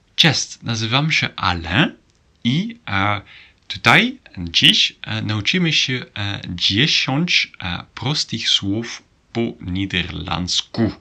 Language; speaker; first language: Polish; non-native, learner; Dutch